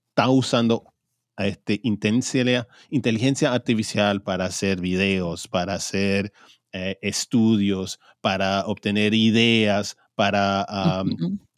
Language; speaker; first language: Spanish; early bilingual, heritage; Spanish